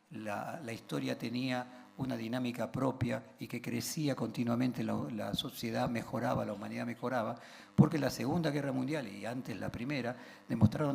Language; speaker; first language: Spanish; native; Spanish